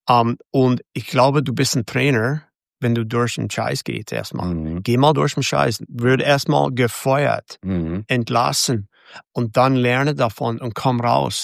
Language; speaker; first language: German; non-native, fluent; English